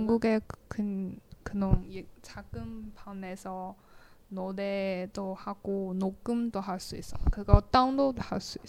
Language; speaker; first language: Korean; non-native, learner; Chinese